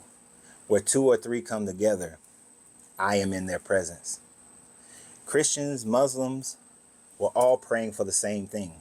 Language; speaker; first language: English; native; English